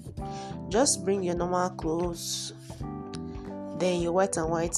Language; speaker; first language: English; non-native, local second language; Igbo